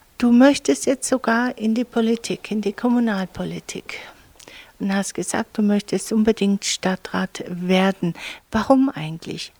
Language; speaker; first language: German; native; German